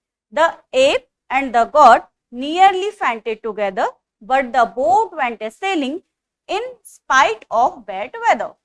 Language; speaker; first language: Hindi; native; Hindi